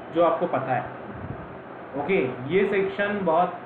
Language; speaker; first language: Hindi; non-native, local second language; Marathi